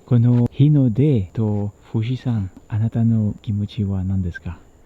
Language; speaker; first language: Japanese; non-native, learner; French